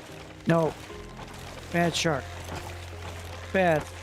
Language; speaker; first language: English; native; English